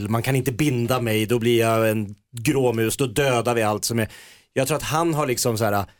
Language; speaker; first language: Swedish; native; Swedish